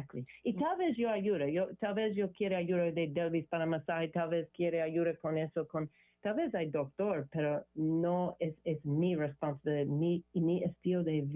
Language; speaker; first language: Spanish; non-native, learner; English